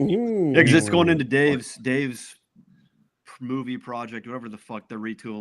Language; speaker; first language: English; native; English